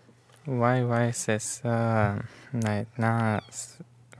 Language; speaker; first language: French; non-native, fluent; Arabic